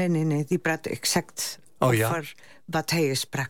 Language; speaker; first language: Dutch; non-native, fluent; Spanish